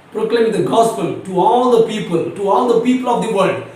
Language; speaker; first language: English; non-native, local second language; Tamil